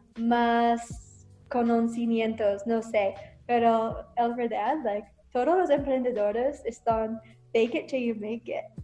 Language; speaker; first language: Spanish; non-native, learner; English